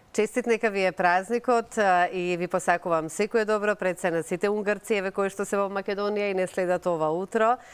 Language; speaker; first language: Macedonian; native; Macedonian